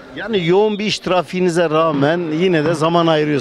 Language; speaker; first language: Turkish; native; Turkish